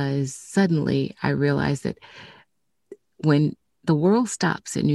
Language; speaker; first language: English; native; English